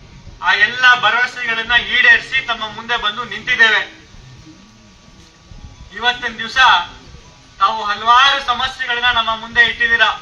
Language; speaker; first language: Kannada; native; Kannada